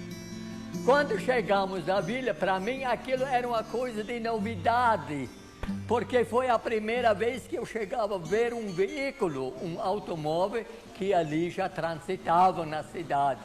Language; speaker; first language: Portuguese; non-native, local second language; Low German